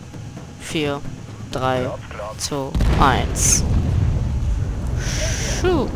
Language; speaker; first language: German; native; German